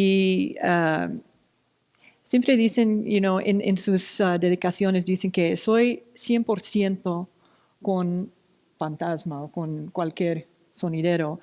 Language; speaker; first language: Spanish; non-native, fluent; English